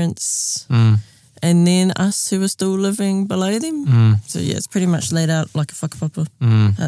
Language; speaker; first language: English; native; English